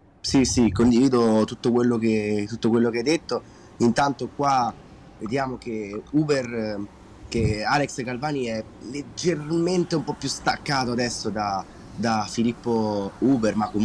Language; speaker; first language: Italian; native; Italian